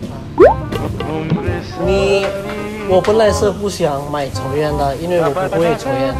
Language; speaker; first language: Chinese; non-native, fluent; Indonesian